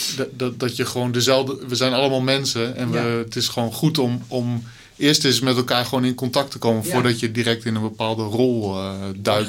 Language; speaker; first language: Dutch; native; Dutch